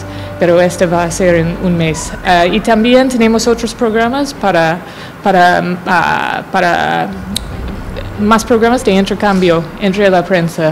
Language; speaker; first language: Spanish; non-native, fluent; English